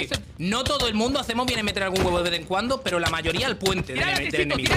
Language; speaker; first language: Spanish; native; Spanish